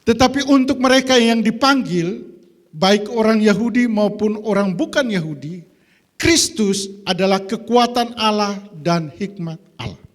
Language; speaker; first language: Indonesian; native; Indonesian